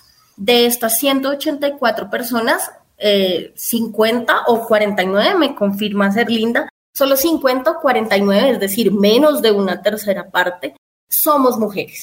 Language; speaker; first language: Spanish; native; Spanish